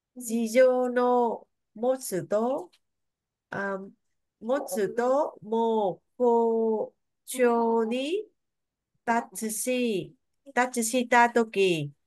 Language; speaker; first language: Japanese; non-native, learner; Vietnamese